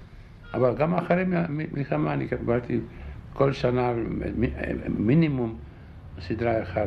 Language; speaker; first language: Hebrew; non-native, fluent; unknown